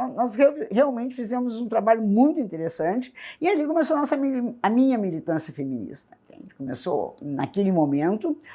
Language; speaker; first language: Portuguese; native; Portuguese